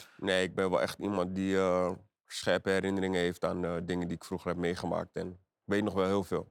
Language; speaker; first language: Dutch; native; Dutch